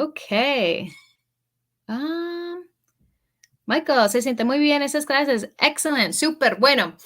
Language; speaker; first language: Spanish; early bilingual, heritage; English